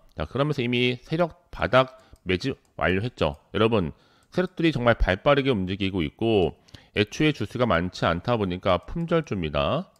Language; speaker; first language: Korean; native; Korean